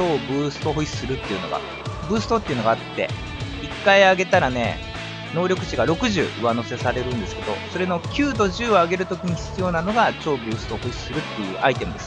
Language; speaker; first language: Japanese; native; Japanese